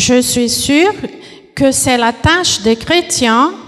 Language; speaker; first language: French; non-native, fluent; Portuguese